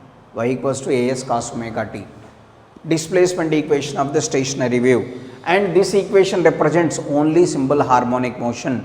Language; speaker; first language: English; non-native, local second language; Telugu